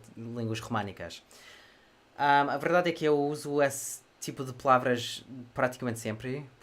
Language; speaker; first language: Portuguese; non-native, fluent; English